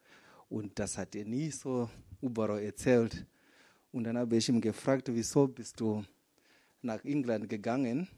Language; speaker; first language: German; non-native, fluent; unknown